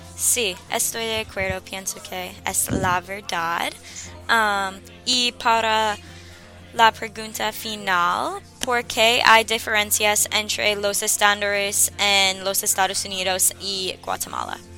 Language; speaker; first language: Spanish; non-native, learner; English